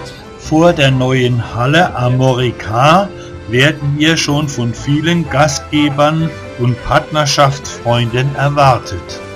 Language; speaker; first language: German; native; German